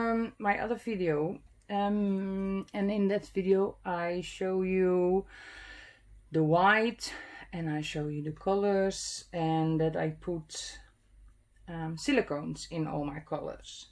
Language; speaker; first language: English; non-native, fluent; Dutch